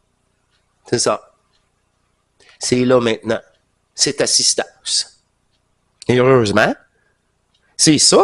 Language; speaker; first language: French; native; French